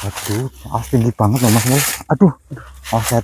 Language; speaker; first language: Indonesian; native; Indonesian